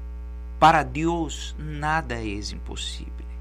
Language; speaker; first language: Portuguese; non-native, learner; Spanish